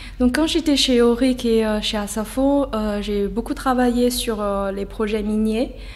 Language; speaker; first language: French; non-native, fluent; Chinese